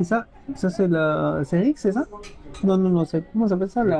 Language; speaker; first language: French; non-native, learner; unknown